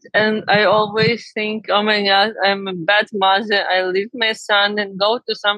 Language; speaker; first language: English; non-native, learner; Ukrainian